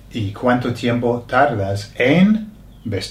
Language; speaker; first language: Spanish; non-native, fluent; English